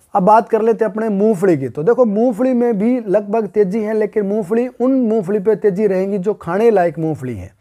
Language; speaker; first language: Hindi; native; Hindi